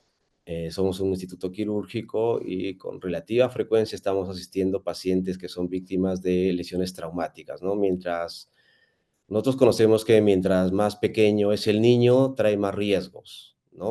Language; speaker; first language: Spanish; native; Spanish